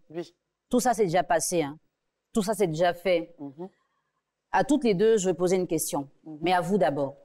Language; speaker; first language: French; native; French